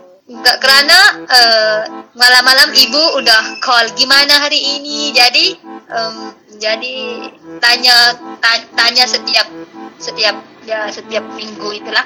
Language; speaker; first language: Indonesian; non-native, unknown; Thai